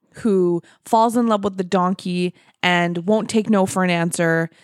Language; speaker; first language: English; early bilingual, other home language; Persian